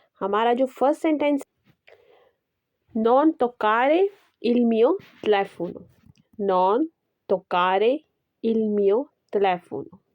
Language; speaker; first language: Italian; non-native, learner; Urdu